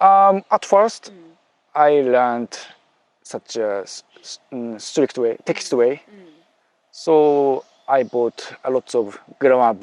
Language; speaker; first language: English; non-native, fluent; Japanese